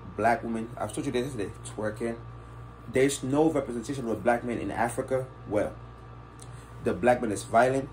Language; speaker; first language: English; non-native, local second language; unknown